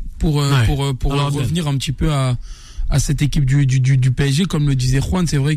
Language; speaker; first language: French; native; French